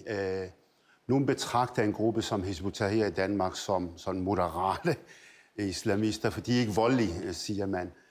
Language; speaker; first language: Danish; early bilingual, other home language; Arabic